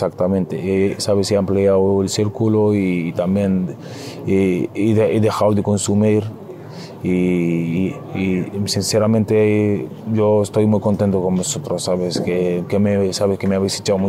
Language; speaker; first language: Spanish; non-native, fluent; Arabic